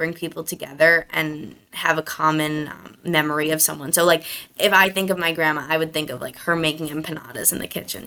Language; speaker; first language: English; native; English